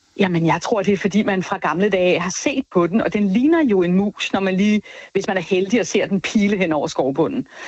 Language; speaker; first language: Danish; native; Danish